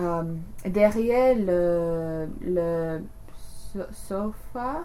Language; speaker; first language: French; non-native, learner; English